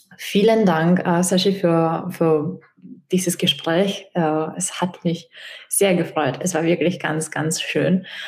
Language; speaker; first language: German; non-native, fluent; Czech